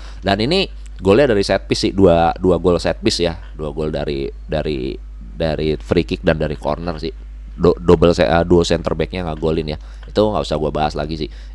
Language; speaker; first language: Indonesian; native; Indonesian